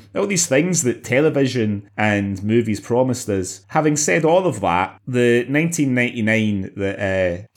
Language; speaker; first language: English; native; English